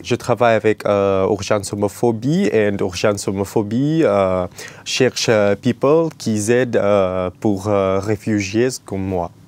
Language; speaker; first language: French; non-native, learner; Chechen